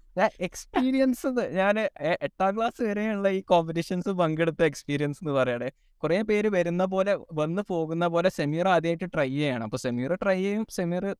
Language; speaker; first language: Malayalam; early bilingual, heritage; Malayalam